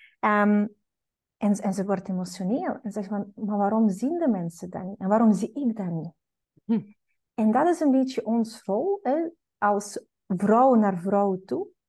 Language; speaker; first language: Dutch; non-native, fluent; Russian